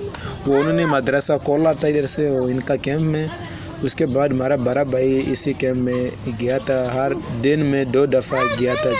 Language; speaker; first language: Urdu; non-native, learner; Swahili